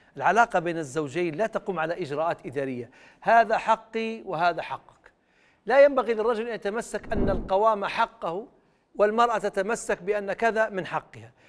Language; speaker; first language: Arabic; native; Arabic